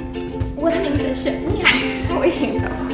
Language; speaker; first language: Chinese; non-native, learner; English